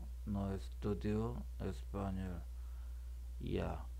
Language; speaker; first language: Spanish; non-native, learner; Korean